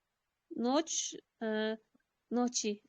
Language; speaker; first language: Russian; non-native, learner; Uzbek